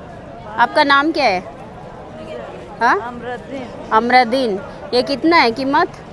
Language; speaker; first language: Hindi; non-native, local second language; Telugu